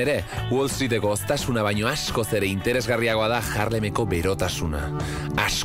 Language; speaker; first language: Basque; native; Basque